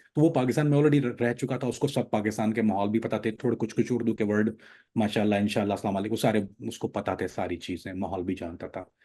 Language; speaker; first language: Urdu; native; Urdu